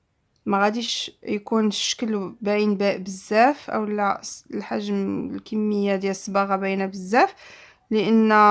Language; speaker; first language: Arabic; native; Arabic